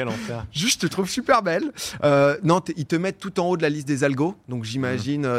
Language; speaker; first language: French; native; French